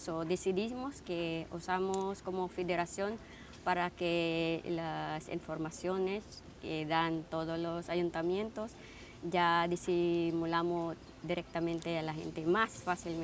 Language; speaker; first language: Spanish; non-native, fluent; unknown